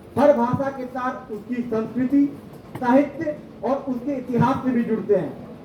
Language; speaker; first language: Hindi; native; Hindi